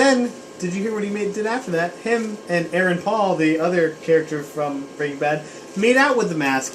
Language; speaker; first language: English; native; English